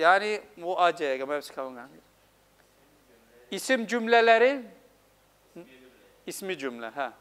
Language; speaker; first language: Turkish; non-native, fluent; Urdu